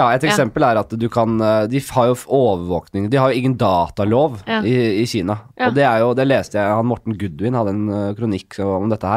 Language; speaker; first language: Norwegian; native; Norwegian